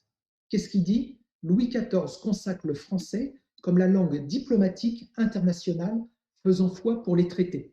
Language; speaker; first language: French; native; French